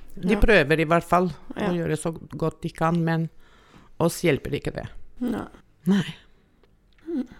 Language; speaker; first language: Norwegian; non-native, fluent; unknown